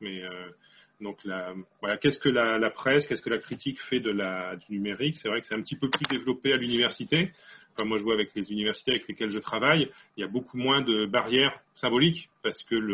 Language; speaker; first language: French; native; French